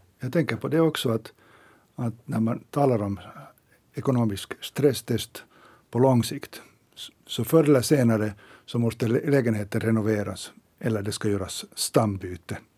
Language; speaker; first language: Swedish; native; Swedish